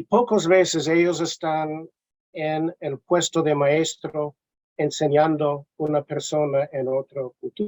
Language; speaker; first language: Spanish; non-native, learner; English